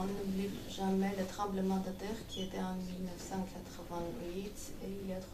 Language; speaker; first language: French; non-native, fluent; Armenian